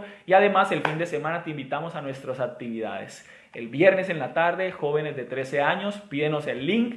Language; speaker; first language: Spanish; native; Spanish